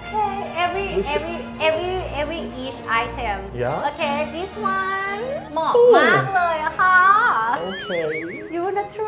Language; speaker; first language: English; non-native, learner; Thai